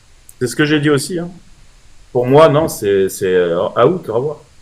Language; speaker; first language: French; native; French